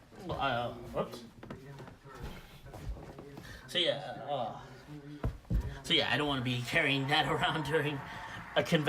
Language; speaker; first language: English; native; English